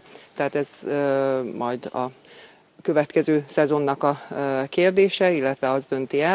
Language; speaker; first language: Hungarian; native; Hungarian